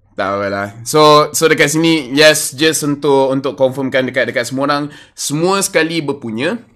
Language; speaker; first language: Malay; native; Malay